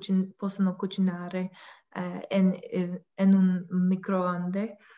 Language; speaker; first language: Italian; non-native, learner; English